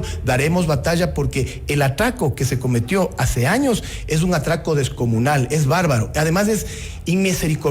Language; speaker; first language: Spanish; native; Spanish